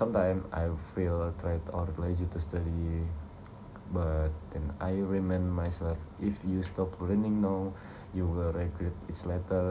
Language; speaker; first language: English; non-native, learner; Indonesian